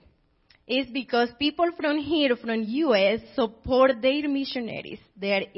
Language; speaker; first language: English; non-native, fluent; Spanish